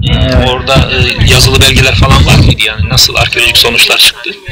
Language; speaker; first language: Turkish; native; Turkish